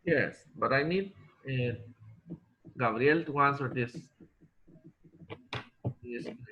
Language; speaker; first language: English; non-native, fluent; Spanish